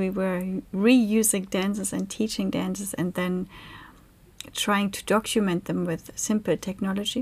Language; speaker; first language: English; non-native, fluent; German